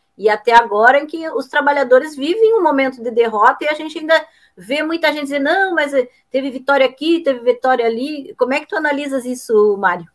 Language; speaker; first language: Portuguese; native; Portuguese